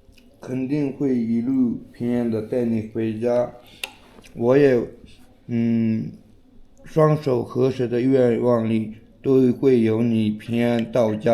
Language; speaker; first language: Chinese; non-native, local second language; Tibetan